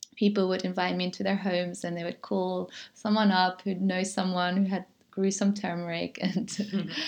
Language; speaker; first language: English; non-native, fluent; German